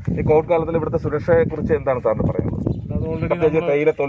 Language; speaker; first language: Malayalam; native; Malayalam